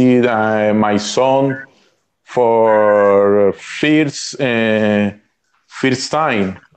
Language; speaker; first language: English; non-native, learner; Spanish